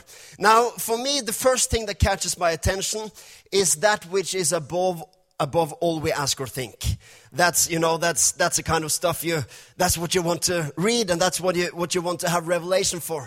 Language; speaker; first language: English; non-native, fluent; Norwegian